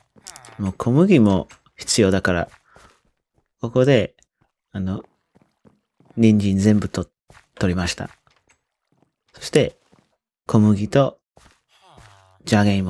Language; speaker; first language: Japanese; non-native, learner; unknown